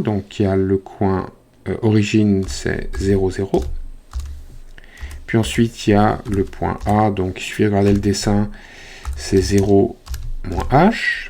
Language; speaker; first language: French; native; French